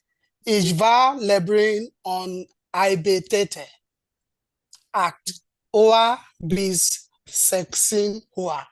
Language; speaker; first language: German; non-native, learner; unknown